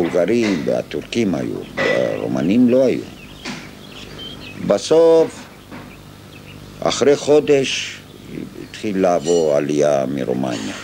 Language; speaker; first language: Hebrew; non-native, fluent; Ladino